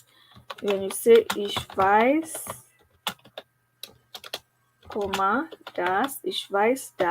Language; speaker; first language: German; non-native, learner; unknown